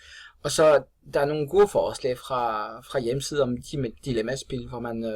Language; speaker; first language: Danish; non-native, fluent; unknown